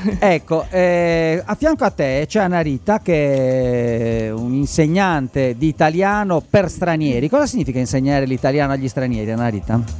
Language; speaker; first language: Italian; native; Italian